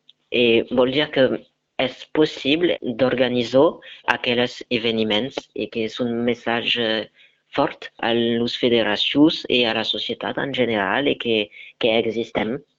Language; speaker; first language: Catalan; non-native, learner; French